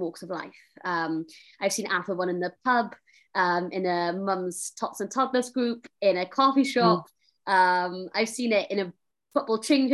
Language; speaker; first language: English; native; English